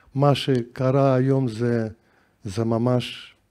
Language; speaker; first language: Hebrew; non-native, fluent; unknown